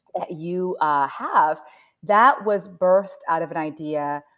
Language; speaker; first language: English; native; English